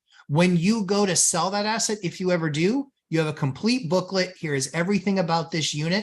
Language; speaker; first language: English; native; English